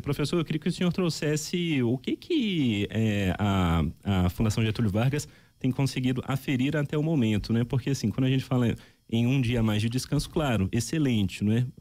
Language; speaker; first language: Portuguese; native; Portuguese